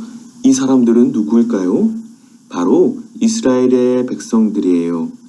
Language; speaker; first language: Korean; native; Korean